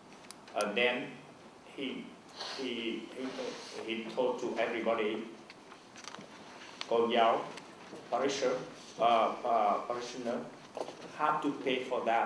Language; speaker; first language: English; non-native, learner; Vietnamese